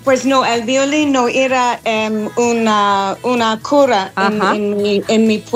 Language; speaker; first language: Spanish; non-native, learner; English